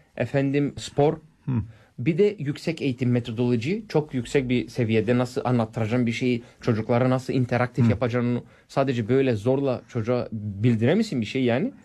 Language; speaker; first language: Turkish; non-native, fluent; English